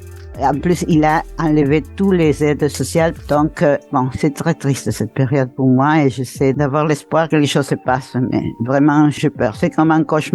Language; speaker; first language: French; non-native, fluent; Spanish